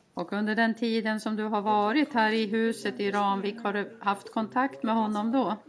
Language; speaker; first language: Swedish; native; Swedish